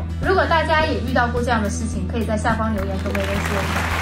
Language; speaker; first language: Chinese; native; Chinese